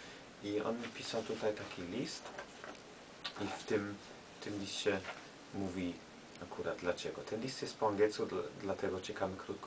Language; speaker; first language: Polish; non-native, learner; German